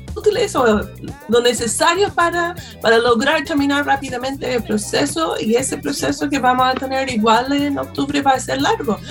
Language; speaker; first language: Spanish; non-native, fluent; English